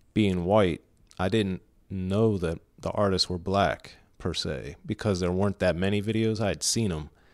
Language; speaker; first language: English; native; English